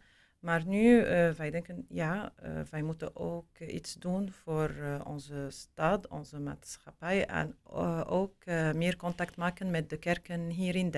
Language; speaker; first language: Dutch; non-native, learner; Arabic